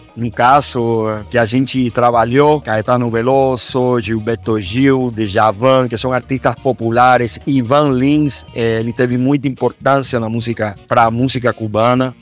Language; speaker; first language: Portuguese; non-native, fluent; Spanish